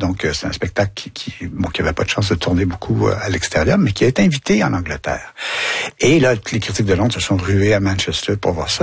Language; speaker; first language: French; native; French